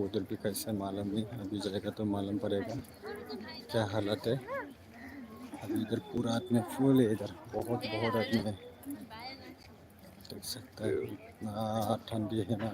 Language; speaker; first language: Hindi; non-native, local second language; Bodo